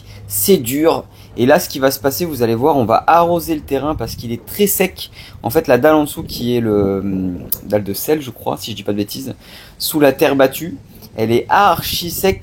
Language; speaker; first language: French; native; French